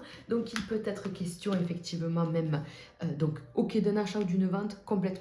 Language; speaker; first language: French; native; French